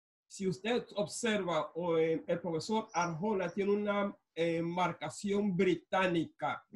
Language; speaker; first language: Spanish; non-native, local second language; English